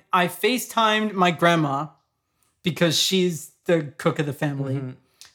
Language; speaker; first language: English; native; English